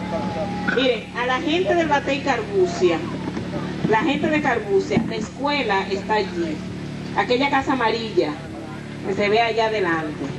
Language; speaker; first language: Spanish; native; Spanish